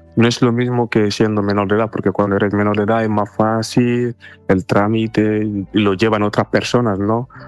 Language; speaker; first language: Spanish; non-native, fluent; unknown